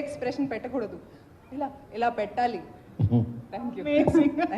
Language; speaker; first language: Telugu; non-native, local second language; Hindi